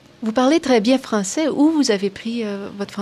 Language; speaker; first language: French; native; French